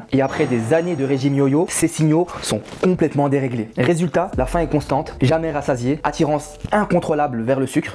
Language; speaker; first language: French; native; French